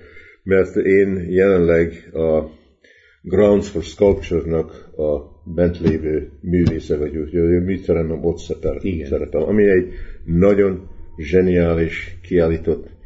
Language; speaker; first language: Hungarian; early bilingual, heritage; Hungarian